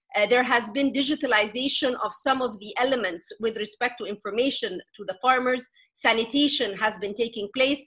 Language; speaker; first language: English; non-native, fluent; Arabic